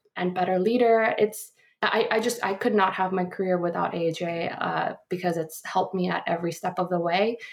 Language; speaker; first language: English; early bilingual, other home language; Korean